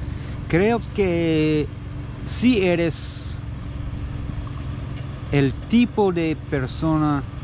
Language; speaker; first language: Spanish; non-native, learner; English